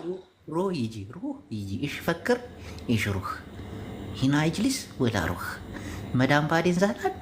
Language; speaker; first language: Arabic; non-native, learner; Amharic